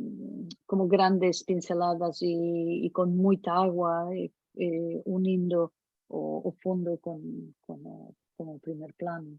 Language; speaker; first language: Portuguese; non-native, fluent; Spanish